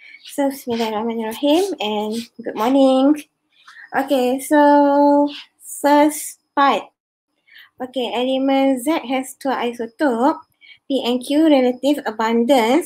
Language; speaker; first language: English; non-native, local second language; Malay